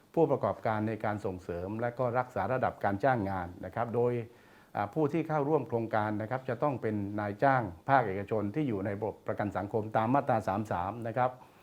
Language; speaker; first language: Thai; native; Thai